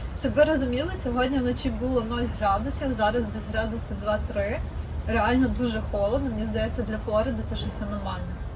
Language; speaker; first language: Ukrainian; native; Ukrainian